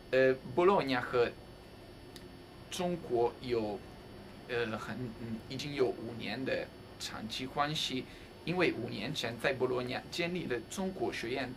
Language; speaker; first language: Chinese; non-native, fluent; Italian